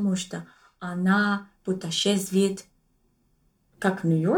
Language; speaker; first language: Russian; non-native, learner; English